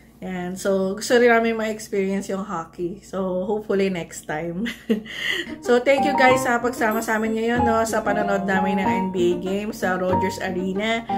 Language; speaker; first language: Filipino; non-native, local second language; Cebuano